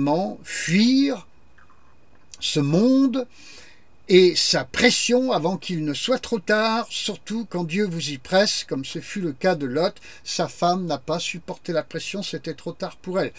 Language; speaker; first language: French; native; French